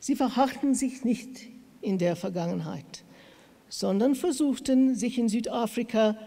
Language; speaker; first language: German; non-native, learner; English